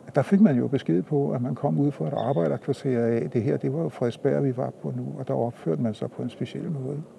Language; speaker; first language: Danish; native; Danish